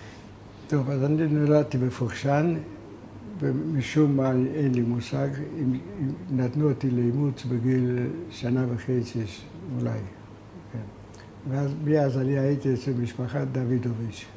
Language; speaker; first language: Hebrew; non-native, fluent; Hungarian